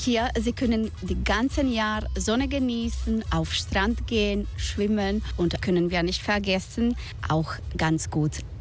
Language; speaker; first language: German; non-native, learner; Spanish